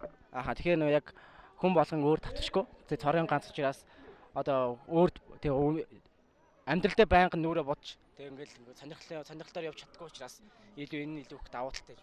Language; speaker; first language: Mongolian; native; Mongolian